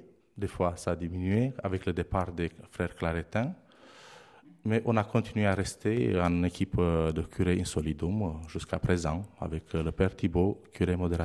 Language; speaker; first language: French; non-native, fluent; Romanian